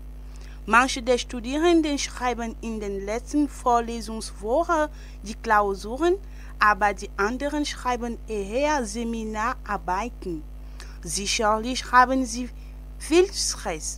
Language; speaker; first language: German; non-native, fluent; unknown